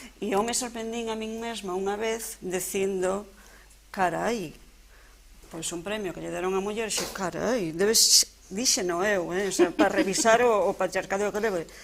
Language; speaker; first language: Galician; non-native, local second language; Spanish